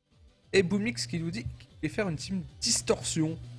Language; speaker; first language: French; native; French